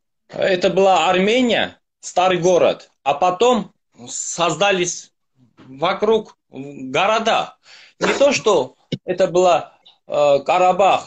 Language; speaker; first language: Russian; non-native, fluent; Armenian